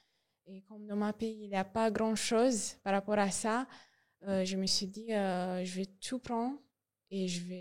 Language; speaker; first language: French; non-native, learner; Romanian